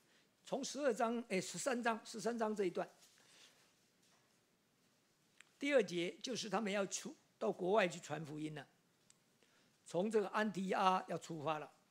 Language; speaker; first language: Chinese; native; Chinese